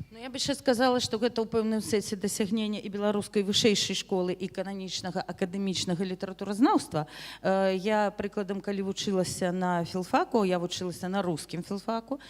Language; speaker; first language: Belarusian; non-native, local second language; Russian